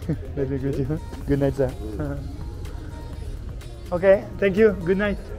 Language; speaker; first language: English; non-native, fluent; French